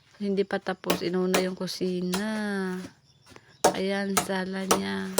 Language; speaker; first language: Filipino; non-native, local second language; Cebuano